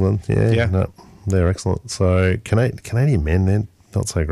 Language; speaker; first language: English; native; English